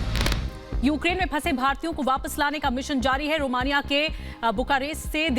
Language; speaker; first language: Hindi; native; Hindi